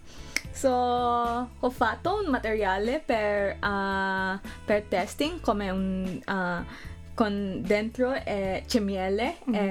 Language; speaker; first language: Italian; non-native, learner; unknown